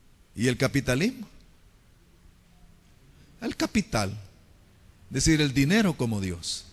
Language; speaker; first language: Spanish; native; Spanish